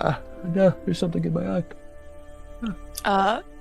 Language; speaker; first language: English; native; English